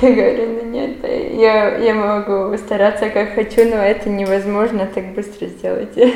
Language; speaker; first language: Russian; non-native, local second language; Latvian